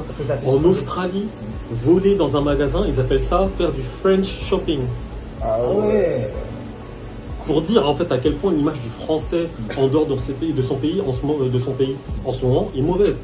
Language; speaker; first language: French; native; French